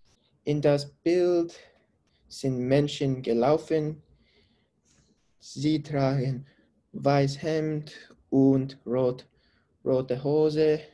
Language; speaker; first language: German; non-native, learner; English